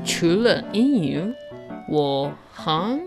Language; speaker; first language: Chinese; non-native, learner; English